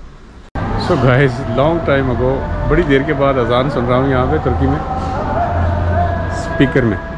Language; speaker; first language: Hindi; native; Hindi